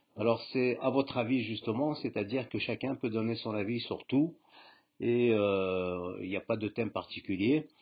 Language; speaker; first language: French; native; French